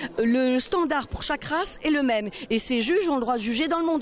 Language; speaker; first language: French; native; French